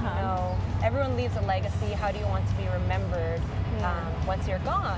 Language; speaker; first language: English; early bilingual, other home language; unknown